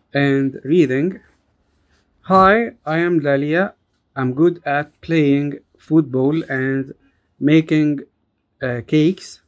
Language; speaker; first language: English; non-native, fluent; Arabic